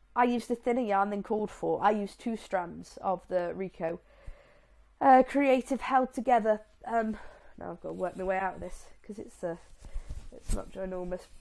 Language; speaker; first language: English; native; English